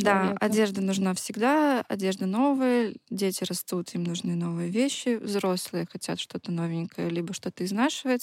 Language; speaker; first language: Russian; native; Russian